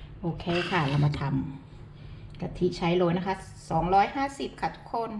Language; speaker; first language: Thai; native; Thai